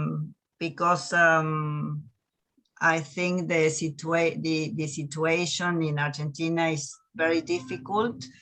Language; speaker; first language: English; non-native, learner; Spanish